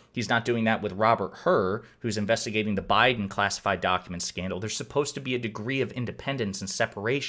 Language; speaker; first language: English; native; English